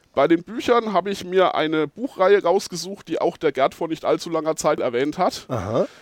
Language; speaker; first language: German; native; German